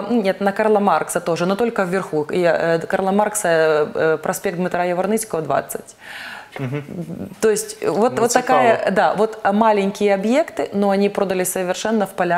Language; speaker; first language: Russian; native; Russian